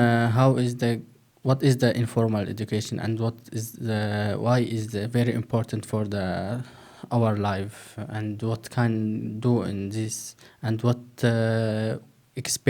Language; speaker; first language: English; non-native, learner; Turkish